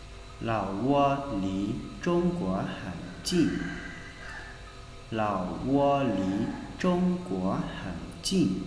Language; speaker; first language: Chinese; non-native, fluent; Hmong